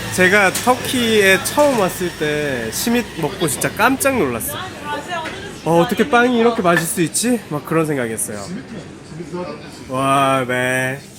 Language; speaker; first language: Korean; native; Korean